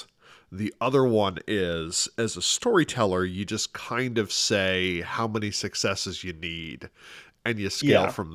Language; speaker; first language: English; native; English